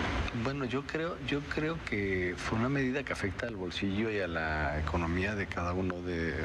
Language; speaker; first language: Spanish; native; Spanish